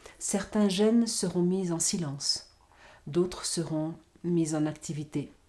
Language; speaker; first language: French; non-native, fluent; Portuguese